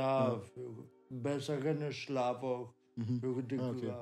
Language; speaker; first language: German; non-native, learner; Polish